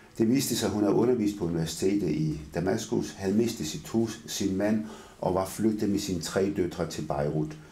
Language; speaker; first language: Danish; early bilingual, other home language; Arabic